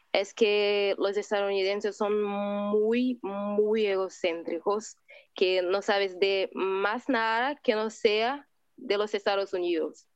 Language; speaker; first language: Spanish; non-native, learner; Portuguese